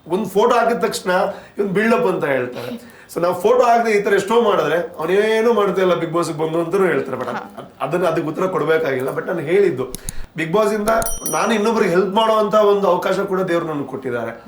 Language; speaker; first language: Kannada; non-native, local second language; Tulu